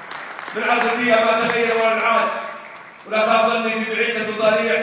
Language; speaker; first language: Arabic; native; Arabic